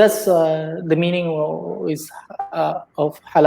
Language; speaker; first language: English; non-native, learner; Indonesian